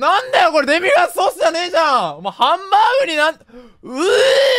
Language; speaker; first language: Japanese; native; Japanese